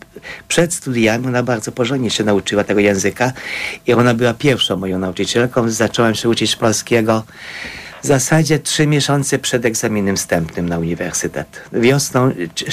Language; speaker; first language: Polish; non-native, fluent; Hungarian